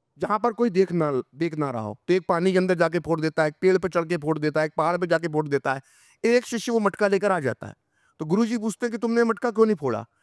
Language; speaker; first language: Hindi; native; Hindi